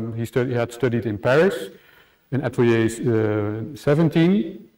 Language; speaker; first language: English; non-native, fluent; Dutch